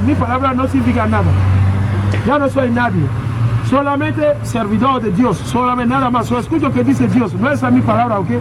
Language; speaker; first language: Spanish; non-native, learner; English